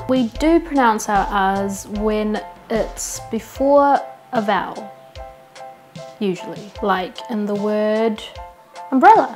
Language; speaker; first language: English; early bilingual, other home language; Indonesian